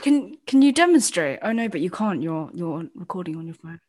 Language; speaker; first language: English; early bilingual, other home language; Cantonese